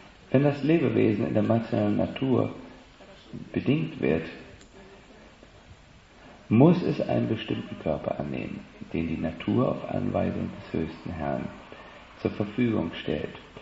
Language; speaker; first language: German; native; German